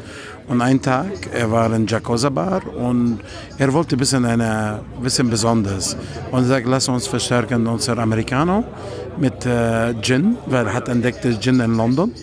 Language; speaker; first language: German; non-native, fluent; Italian